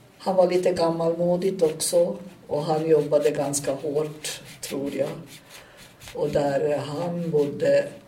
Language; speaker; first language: Swedish; non-native, fluent; Hungarian